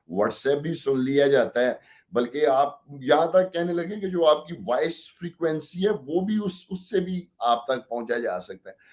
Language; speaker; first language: Urdu; non-native, local second language; Punjabi